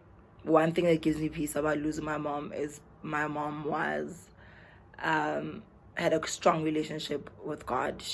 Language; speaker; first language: English; non-native, local second language; Zulu